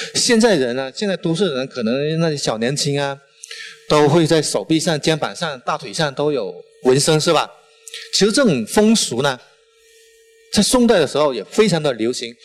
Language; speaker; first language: Chinese; non-native, local second language; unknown